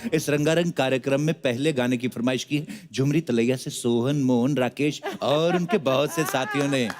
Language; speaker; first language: Hindi; non-native, local second language; Punjabi